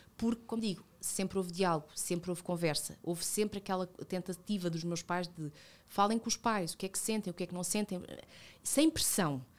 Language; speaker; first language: Portuguese; early bilingual, other home language; Spanish